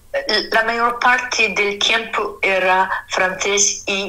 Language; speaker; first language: Spanish; non-native, fluent; Arabic